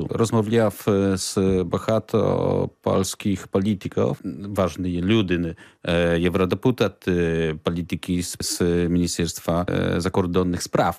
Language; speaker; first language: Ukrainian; non-native, learner; Polish